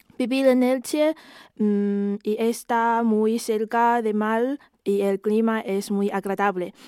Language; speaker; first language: Spanish; non-native, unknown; Chinese